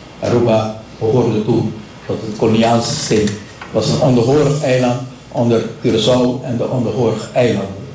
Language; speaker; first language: Dutch; non-native, local second language; Papiamento